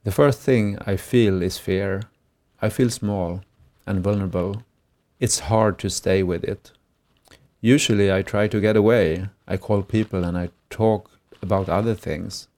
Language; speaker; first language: English; non-native, fluent; Swedish